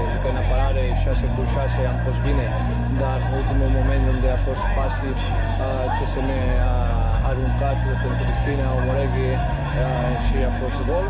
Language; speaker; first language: Romanian; non-native, learner; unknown